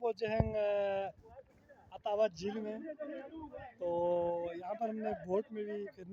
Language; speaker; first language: Hindi; non-native, local second language; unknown